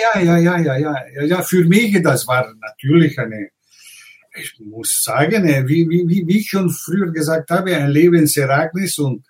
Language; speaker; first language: German; non-native, fluent; Italian